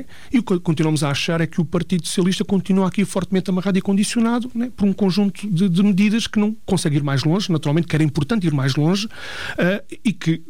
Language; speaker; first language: Portuguese; native; Portuguese